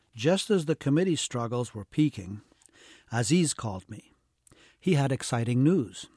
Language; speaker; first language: English; early bilingual, heritage; English